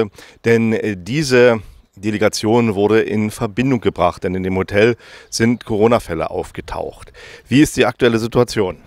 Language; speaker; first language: German; native; German